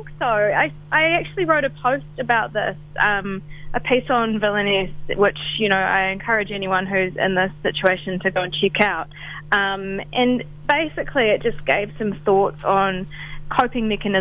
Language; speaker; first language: English; native; English